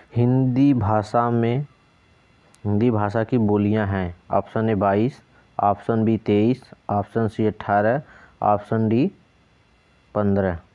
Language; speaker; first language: Hindi; native; Hindi